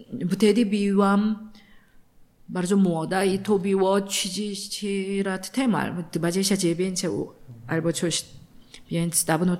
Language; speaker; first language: Polish; non-native, learner; Korean